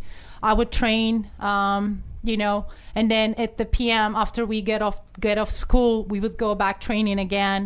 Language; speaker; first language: English; non-native, fluent; Turkish